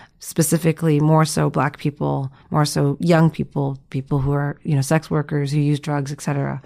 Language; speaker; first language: English; early bilingual, other home language; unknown